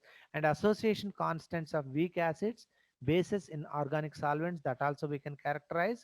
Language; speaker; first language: English; non-native, local second language; Telugu